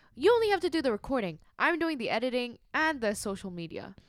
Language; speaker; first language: English; non-native, local second language; Cantonese